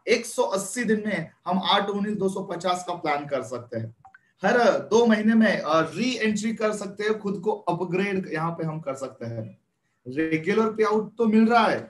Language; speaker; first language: Hindi; non-native, local second language; Marathi